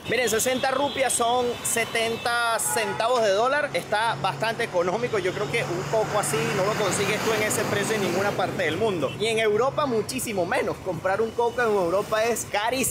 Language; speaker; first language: Spanish; native; Spanish